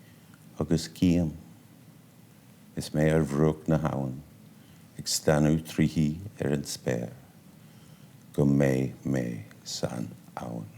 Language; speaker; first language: Irish; non-native, local second language; English